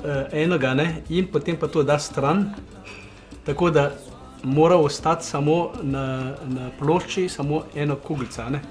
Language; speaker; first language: Slovenian; non-native, learner; Malagasy